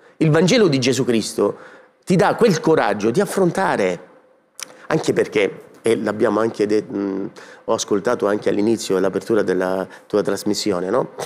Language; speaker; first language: Italian; native; Italian